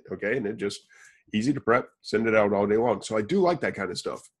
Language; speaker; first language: English; native; English